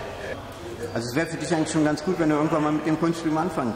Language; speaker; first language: German; native; German